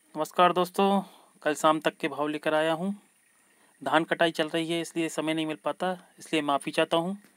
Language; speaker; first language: Hindi; native; Hindi